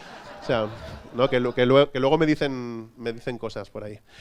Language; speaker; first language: Spanish; native; Spanish